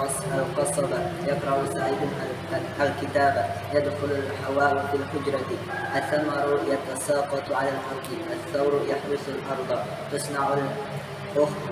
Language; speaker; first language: Arabic; non-native, learner; Indonesian